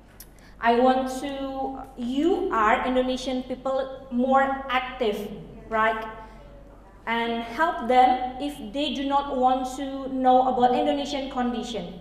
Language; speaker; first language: English; non-native, learner; Indonesian